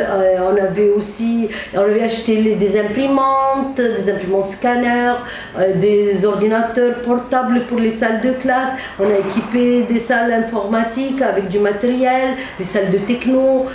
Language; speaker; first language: French; non-native, fluent; Arabic